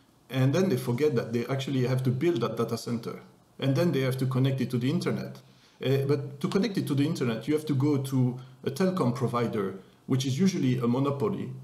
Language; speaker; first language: English; non-native, fluent; French